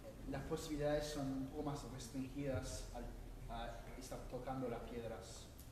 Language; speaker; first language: Spanish; native; Spanish